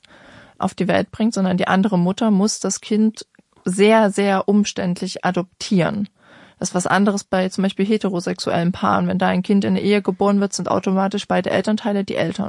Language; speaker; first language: German; native; German